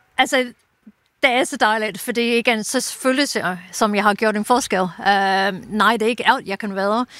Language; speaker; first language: Danish; non-native, fluent; English